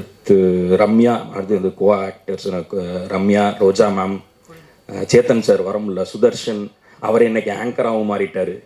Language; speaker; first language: Tamil; native; Tamil